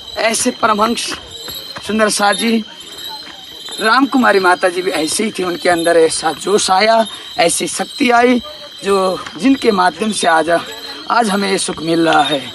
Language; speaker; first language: Hindi; non-native, fluent; Nepali